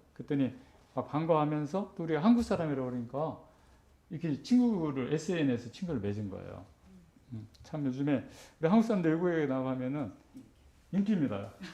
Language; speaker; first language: Korean; native; Korean